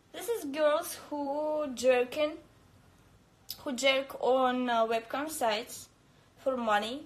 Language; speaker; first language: English; non-native, learner; Russian